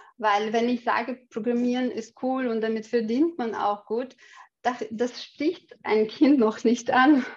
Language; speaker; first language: German; non-native, fluent; Chechen